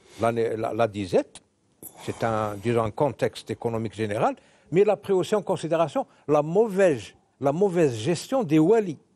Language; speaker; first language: French; non-native, local second language; Arabic